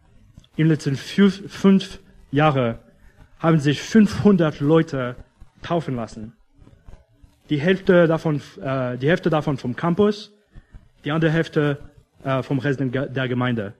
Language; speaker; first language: German; non-native, fluent; English